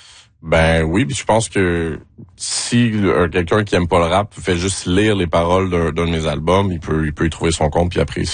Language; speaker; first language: French; native; French